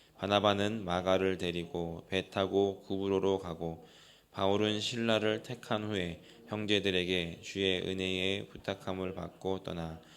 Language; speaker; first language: Korean; native; Korean